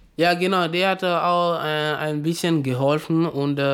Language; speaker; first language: German; non-native, learner; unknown